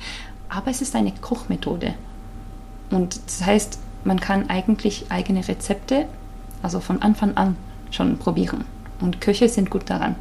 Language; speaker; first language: German; non-native, fluent; Japanese